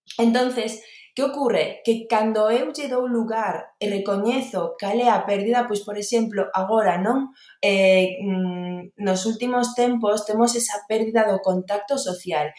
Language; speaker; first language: Galician; non-native, local second language; Spanish